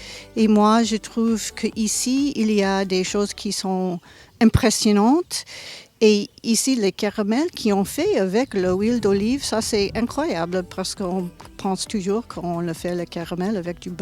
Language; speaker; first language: French; non-native, learner; English